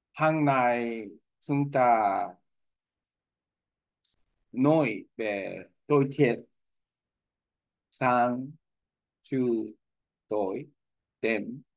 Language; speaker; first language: Vietnamese; non-native, learner; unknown